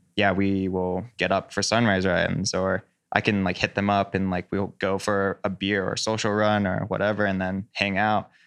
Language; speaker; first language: English; early bilingual, other home language; Cantonese